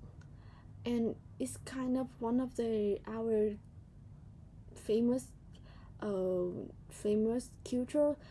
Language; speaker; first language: English; non-native, learner; Vietnamese